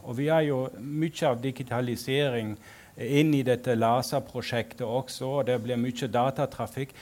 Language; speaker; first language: Norwegian; non-native, fluent; German